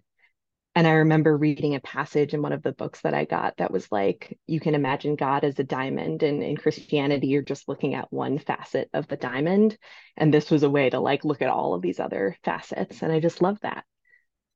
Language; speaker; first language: English; native; English